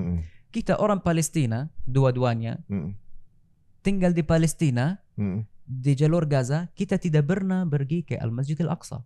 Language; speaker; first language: Indonesian; non-native, fluent; Arabic